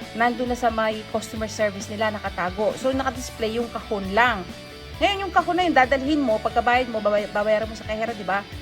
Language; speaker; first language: Filipino; non-native, local second language; Pampanga